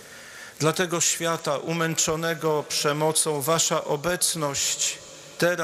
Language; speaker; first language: Polish; native; Polish